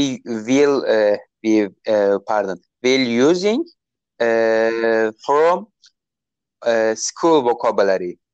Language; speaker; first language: English; non-native, learner; Turkish